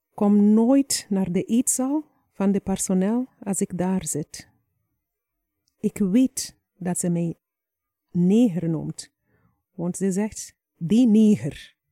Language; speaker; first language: Dutch; non-native, fluent; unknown